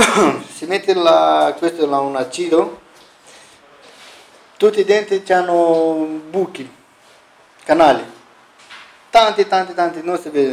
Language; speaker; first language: Italian; non-native, fluent; Romanian